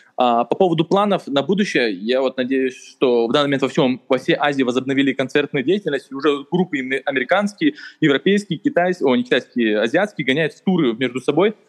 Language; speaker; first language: Russian; native; Russian